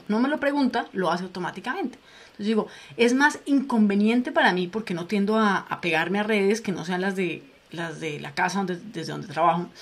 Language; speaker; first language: Spanish; native; Spanish